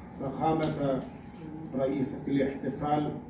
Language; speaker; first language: Arabic; non-native, fluent; Urdu